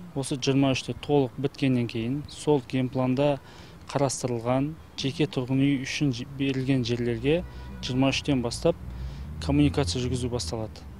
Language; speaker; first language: Kazakh; native; Kazakh